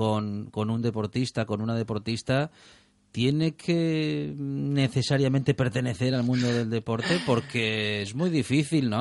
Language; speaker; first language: Spanish; native; Spanish